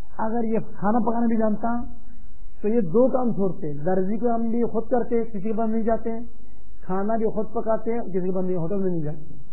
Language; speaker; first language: Urdu; non-native, local second language; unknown